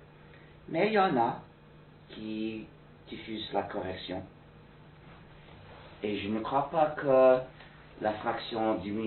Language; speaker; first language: French; non-native, fluent; English